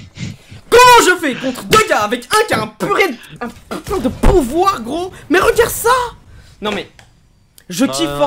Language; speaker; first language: French; native; French